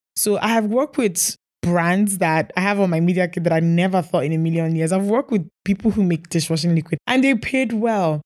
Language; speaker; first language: English; non-native, local second language; Igbo